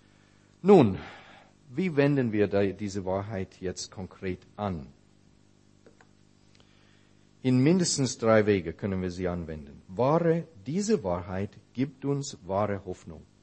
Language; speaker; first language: German; non-native, fluent; English